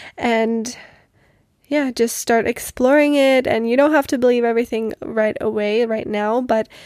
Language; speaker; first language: English; non-native, fluent; Czech